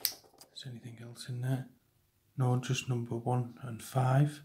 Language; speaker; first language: English; native; English